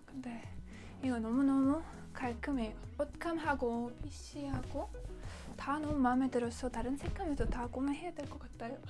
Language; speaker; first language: Korean; non-native, fluent; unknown